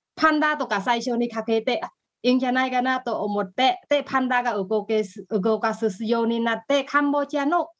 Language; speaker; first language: Japanese; non-native, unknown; Khmer